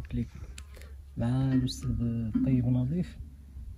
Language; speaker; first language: Arabic; native; Arabic